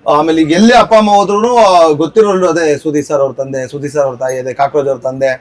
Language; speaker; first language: Kannada; native; Kannada